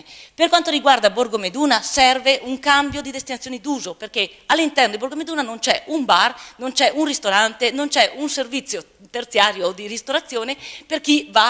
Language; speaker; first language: Italian; native; Italian